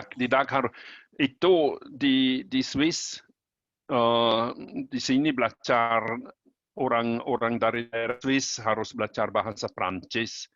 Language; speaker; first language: Indonesian; non-native, learner; German